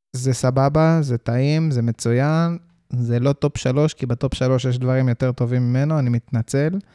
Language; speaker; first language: Hebrew; early bilingual, heritage; Hebrew